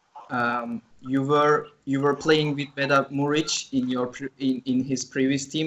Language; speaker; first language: English; non-native, fluent; Turkish